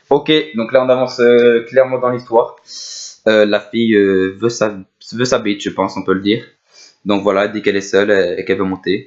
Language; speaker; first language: French; native; French